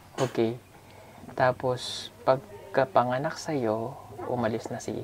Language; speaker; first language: Filipino; non-native, local second language; Cebuano